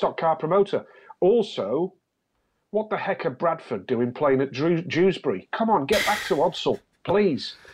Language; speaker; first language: English; native; English